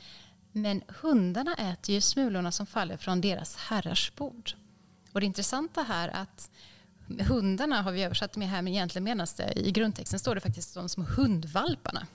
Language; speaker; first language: Swedish; native; Swedish